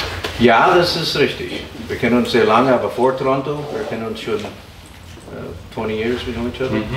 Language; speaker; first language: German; non-native, fluent; English